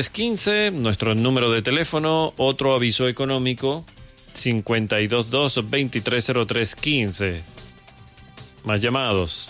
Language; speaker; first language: Spanish; native; Spanish